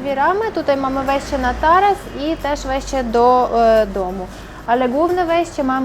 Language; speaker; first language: Polish; non-native, fluent; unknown